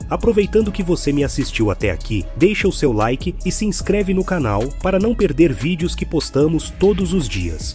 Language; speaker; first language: Portuguese; native; Portuguese